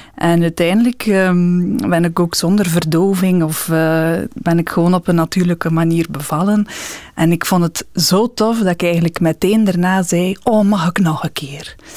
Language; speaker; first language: Dutch; native; Dutch